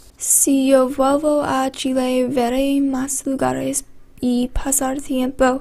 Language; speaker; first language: Spanish; non-native, learner; English